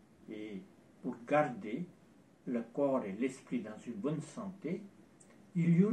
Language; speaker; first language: French; non-native, fluent; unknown